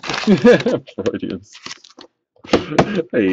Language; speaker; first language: English; native; English